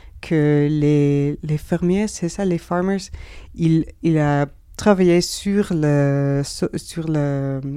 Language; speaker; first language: French; non-native, learner; Dutch